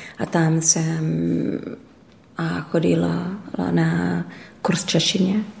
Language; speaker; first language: Czech; early bilingual, heritage; English